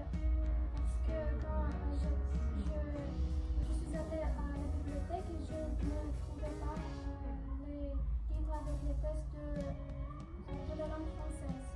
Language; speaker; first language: French; non-native, learner; Uzbek